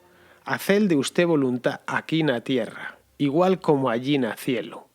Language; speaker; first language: Spanish; native; Spanish